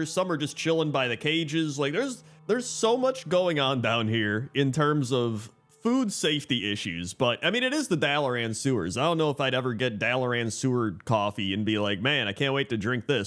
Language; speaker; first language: English; native; English